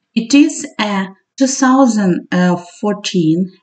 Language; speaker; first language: English; non-native, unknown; Ukrainian